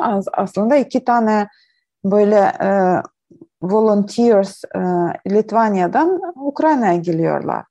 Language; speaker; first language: Turkish; non-native, learner; Ukrainian